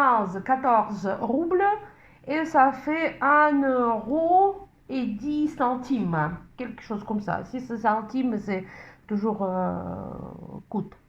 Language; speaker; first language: French; non-native, fluent; Russian